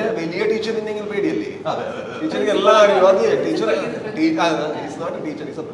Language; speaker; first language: Malayalam; non-native, learner; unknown